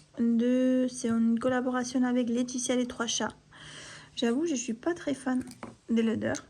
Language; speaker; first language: French; non-native, fluent; Spanish